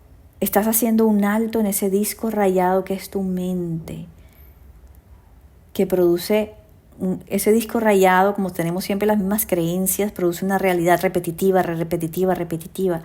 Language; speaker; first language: Spanish; native; Spanish